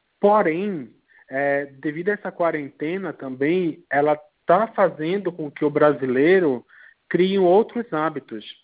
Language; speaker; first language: Portuguese; native; Portuguese